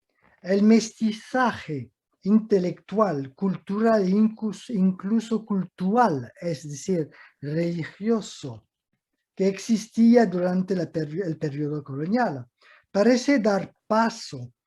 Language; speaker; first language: Spanish; non-native, fluent; French